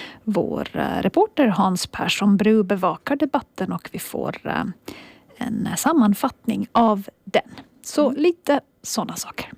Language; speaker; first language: Swedish; native; Swedish